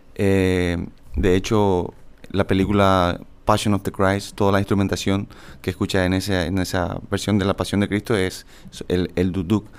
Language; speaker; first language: Spanish; native; Spanish